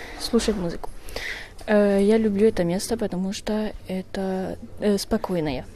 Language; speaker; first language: Russian; non-native, learner; French